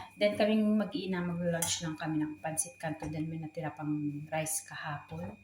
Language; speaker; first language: Filipino; native; Filipino